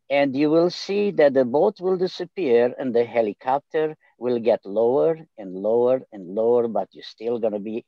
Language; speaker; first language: English; non-native, fluent; Romanian